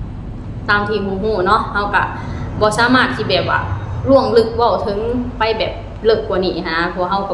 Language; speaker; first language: Thai; non-native, local second language; Lao